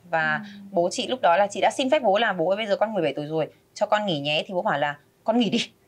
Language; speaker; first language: Vietnamese; early bilingual, other home language; Spanish